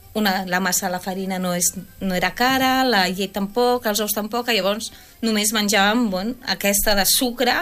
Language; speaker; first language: Catalan; non-native, fluent; French